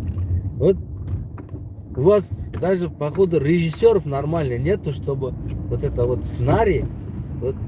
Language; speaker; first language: Russian; non-native, local second language; Tajik